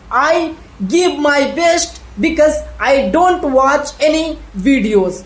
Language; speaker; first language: English; non-native, learner; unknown